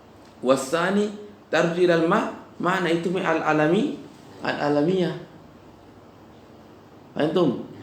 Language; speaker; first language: Arabic; non-native, fluent; Indonesian